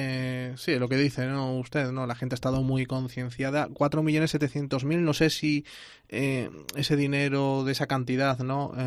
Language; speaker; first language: Spanish; native; Spanish